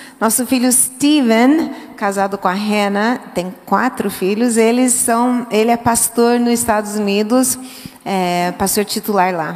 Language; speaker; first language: Portuguese; early bilingual, other home language; English